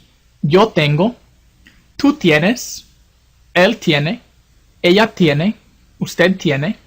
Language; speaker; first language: Spanish; non-native, fluent; English